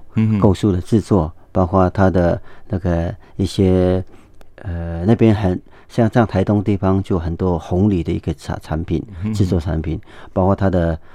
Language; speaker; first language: Chinese; non-native, local second language; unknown